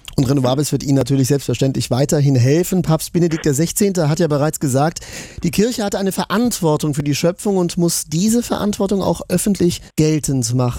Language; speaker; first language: German; native; German